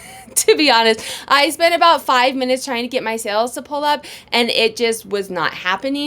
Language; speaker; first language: English; native; English